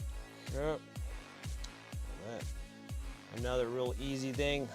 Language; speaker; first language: English; native; English